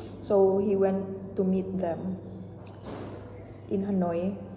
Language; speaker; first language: English; non-native, local second language; Filipino